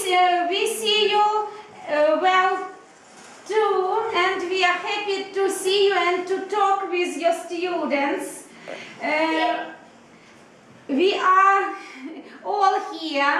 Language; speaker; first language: English; non-native, learner; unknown